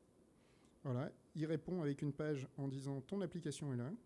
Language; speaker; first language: French; native; French